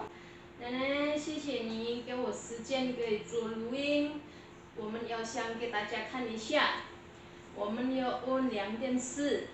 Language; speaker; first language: Chinese; non-native, learner; Indonesian